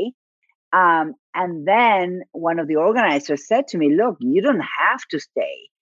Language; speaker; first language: English; non-native, fluent; Spanish